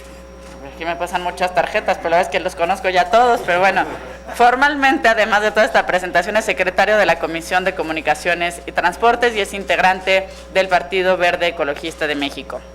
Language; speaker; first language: Spanish; native; Spanish